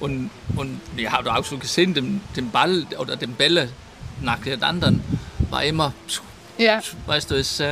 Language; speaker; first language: German; non-native, learner; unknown